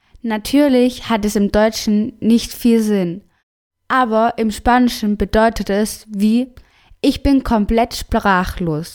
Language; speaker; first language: German; non-native, fluent; Spanish